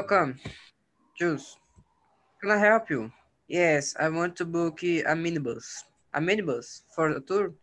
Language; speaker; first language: English; non-native, learner; Portuguese